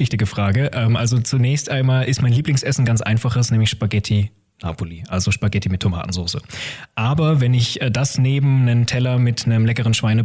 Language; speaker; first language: German; native; German